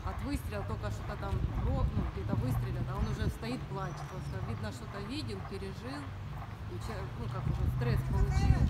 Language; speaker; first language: Russian; native; Russian